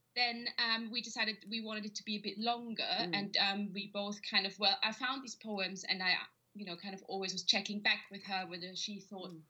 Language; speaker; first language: English; non-native, fluent; German